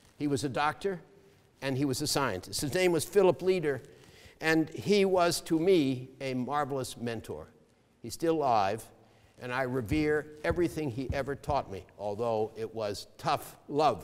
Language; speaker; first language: English; native; English